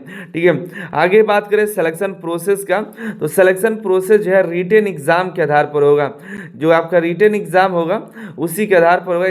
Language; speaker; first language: Hindi; native; Hindi